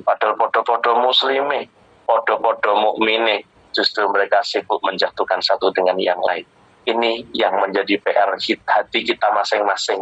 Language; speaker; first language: Indonesian; native; Indonesian